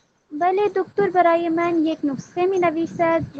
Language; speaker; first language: Persian; non-native, learner; Urdu